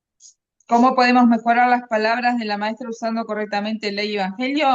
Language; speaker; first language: Spanish; native; Spanish